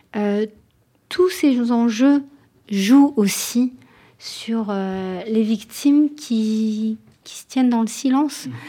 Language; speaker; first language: French; non-native, fluent; Hebrew